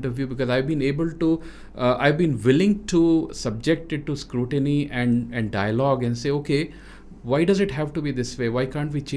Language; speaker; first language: English; non-native, local second language; Hindi